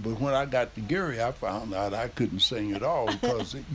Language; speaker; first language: English; native; English